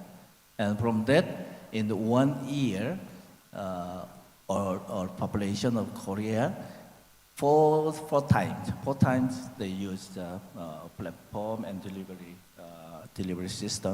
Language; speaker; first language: English; non-native, learner; Korean